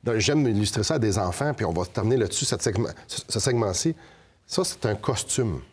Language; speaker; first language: French; native; French